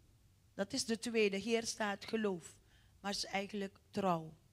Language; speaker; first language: Dutch; non-native, fluent; Indonesian